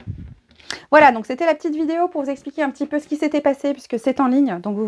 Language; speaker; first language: French; native; French